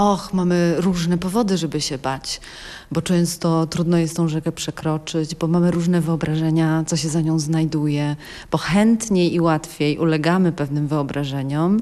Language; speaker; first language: Polish; native; Polish